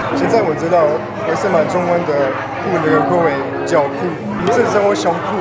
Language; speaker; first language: Chinese; non-native, learner; French